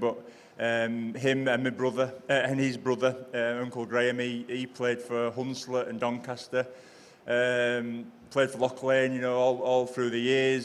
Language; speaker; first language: English; native; English